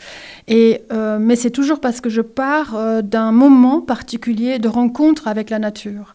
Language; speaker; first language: French; non-native, fluent; German